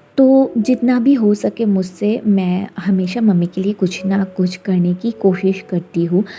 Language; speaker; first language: Hindi; non-native, local second language; Bangla